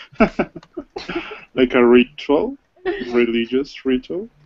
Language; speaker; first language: English; non-native, learner; Spanish